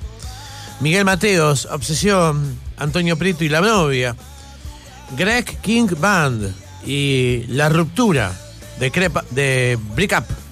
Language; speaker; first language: Spanish; native; Spanish